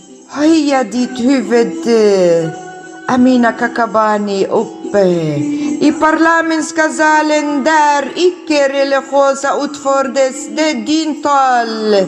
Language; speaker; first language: Swedish; non-native, learner; Kurdish